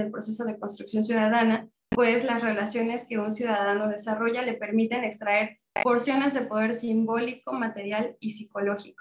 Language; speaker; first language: Spanish; native; Spanish